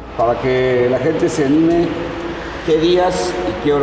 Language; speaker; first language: Spanish; native; Spanish